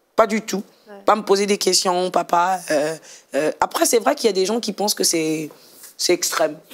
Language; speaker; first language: French; non-native, local second language; Lingala